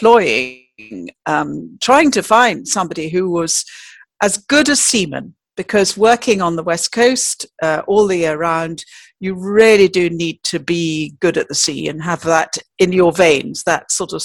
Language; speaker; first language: English; native; English